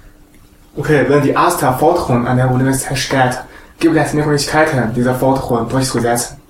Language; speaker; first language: German; non-native, learner; Chinese